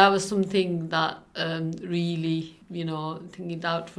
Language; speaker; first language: English; non-native, local second language; Urdu